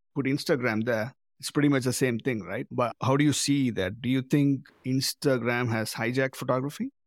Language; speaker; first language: English; non-native, local second language; Tamil